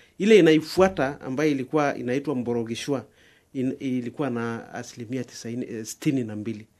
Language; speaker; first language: Swahili; non-native, local second language; Masai